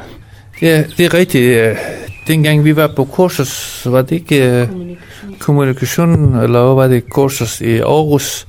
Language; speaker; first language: Danish; non-native, fluent; Persian